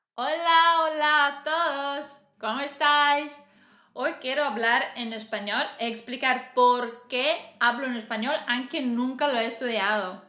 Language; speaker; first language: Spanish; non-native, fluent; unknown